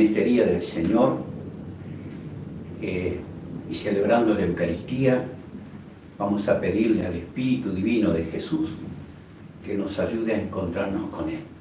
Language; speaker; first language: Spanish; native; Spanish